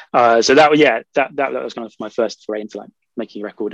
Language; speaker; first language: English; native; English